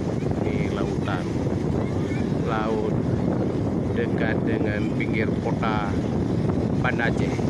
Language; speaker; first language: Indonesian; non-native, local second language; Achinese